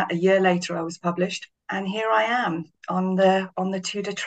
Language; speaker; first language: English; native; English